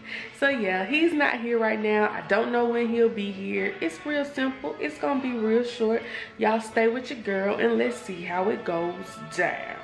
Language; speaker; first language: English; native; English